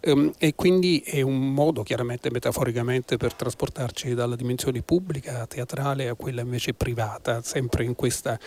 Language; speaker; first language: Italian; native; Italian